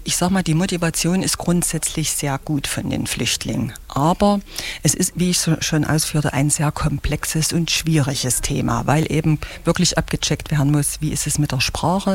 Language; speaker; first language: German; native; German